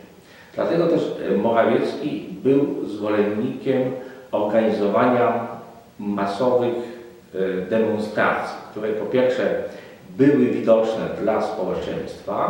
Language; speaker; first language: Polish; native; Polish